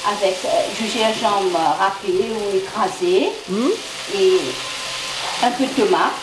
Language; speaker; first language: French; non-native, fluent; Nepali